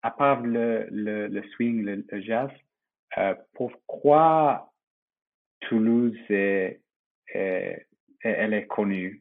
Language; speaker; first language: French; non-native, fluent; English